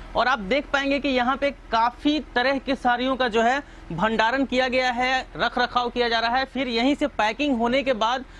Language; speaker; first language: Hindi; native; Hindi